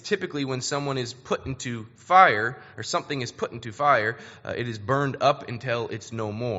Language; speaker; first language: English; native; English